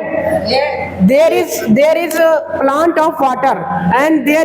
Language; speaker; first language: English; non-native, learner; Hindi